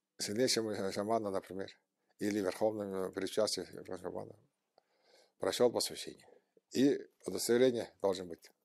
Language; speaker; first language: Russian; non-native, local second language; Tuvinian